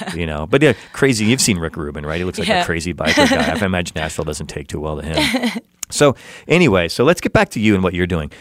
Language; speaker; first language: English; native; English